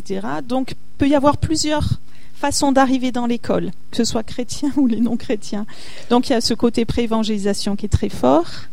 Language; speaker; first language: French; native; French